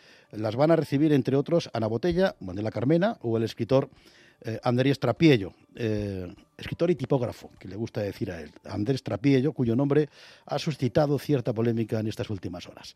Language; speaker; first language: Spanish; native; Spanish